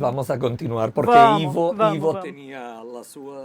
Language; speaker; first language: Portuguese; non-native, learner; Spanish